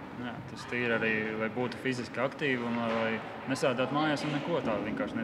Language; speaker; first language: Latvian; native; Latvian